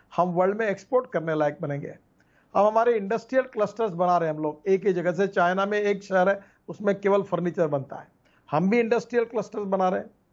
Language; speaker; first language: Hindi; non-native, local second language; Marathi